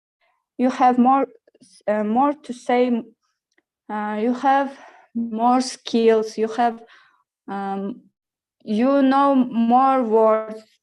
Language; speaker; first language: English; non-native, learner; Russian